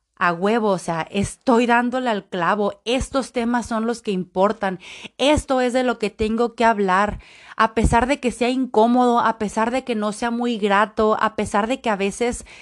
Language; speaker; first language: Spanish; native; Spanish